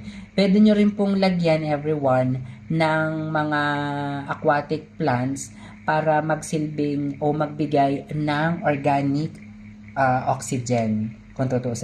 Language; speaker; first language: Filipino; native; Filipino